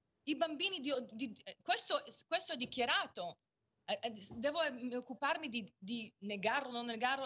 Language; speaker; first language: Italian; non-native, fluent; Hebrew